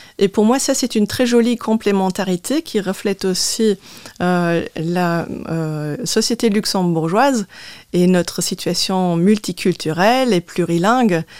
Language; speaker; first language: French; non-native, local second language; Luxembourgish